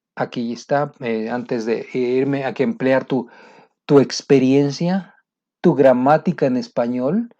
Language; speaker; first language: Spanish; native; Spanish